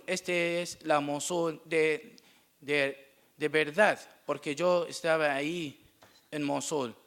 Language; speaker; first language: Spanish; non-native, learner; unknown